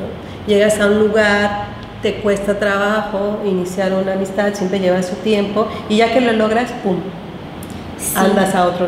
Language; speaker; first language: Spanish; native; Spanish